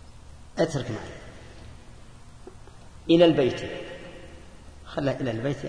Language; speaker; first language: Arabic; native; Arabic